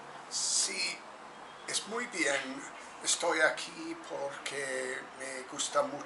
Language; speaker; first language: Spanish; non-native, learner; English